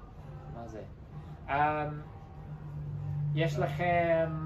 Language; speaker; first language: Hebrew; non-native, learner; English